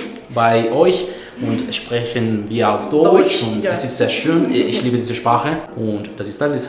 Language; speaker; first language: German; non-native, fluent; Spanish